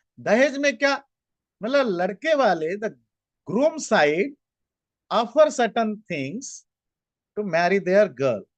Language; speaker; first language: Hindi; native; Hindi